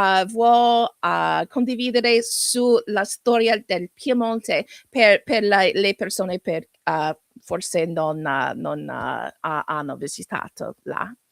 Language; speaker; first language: Italian; non-native, learner; English